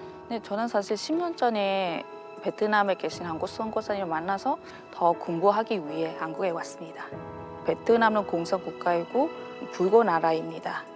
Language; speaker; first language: Korean; non-native, fluent; Vietnamese